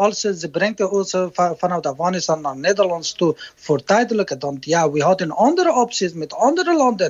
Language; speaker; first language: Dutch; non-native, learner; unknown